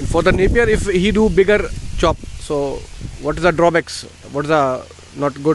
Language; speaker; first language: English; non-native, local second language; Hindi